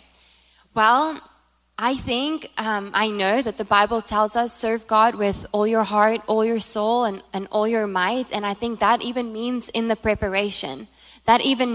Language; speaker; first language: English; non-native, local second language; Afrikaans